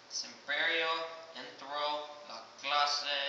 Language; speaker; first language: Spanish; non-native, learner; English